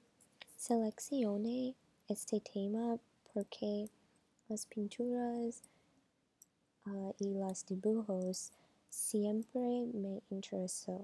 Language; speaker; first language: Spanish; non-native, learner; English